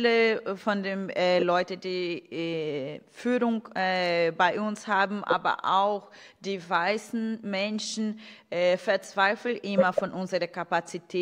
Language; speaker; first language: German; non-native, fluent; Portuguese